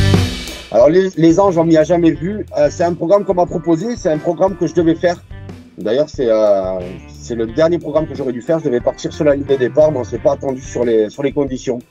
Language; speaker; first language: French; native; French